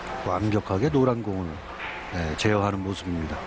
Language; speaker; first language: Korean; native; Korean